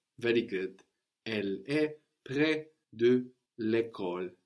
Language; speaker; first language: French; non-native, fluent; English